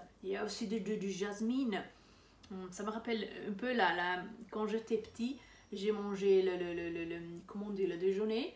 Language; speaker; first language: French; non-native, learner; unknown